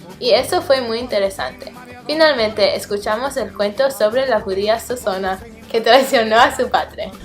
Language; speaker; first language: Spanish; non-native, learner; English